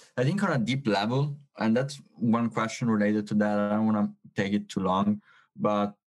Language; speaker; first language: English; non-native, fluent; Italian